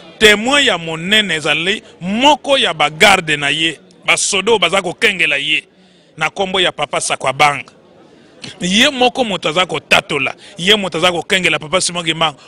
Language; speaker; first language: Lingala; native; Lingala